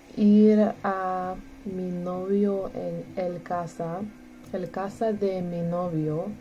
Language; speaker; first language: Spanish; non-native, learner; English